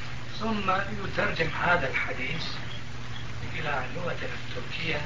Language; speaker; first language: Arabic; non-native, fluent; Turkish